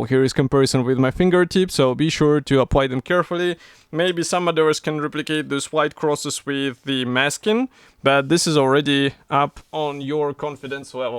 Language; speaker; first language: English; non-native, fluent; Russian